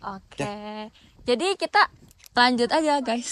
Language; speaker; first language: Indonesian; native; Indonesian